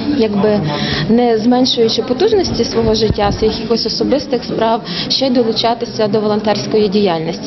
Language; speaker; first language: Ukrainian; native; Ukrainian